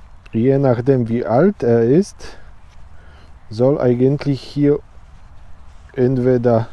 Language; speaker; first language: German; non-native, learner; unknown